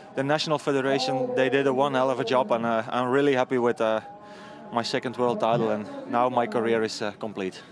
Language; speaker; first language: English; non-native, fluent; Dutch